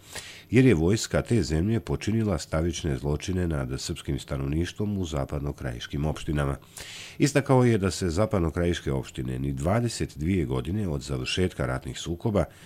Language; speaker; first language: Serbian; native; Serbian